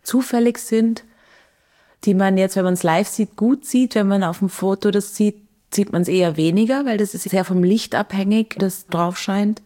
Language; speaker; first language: German; native; German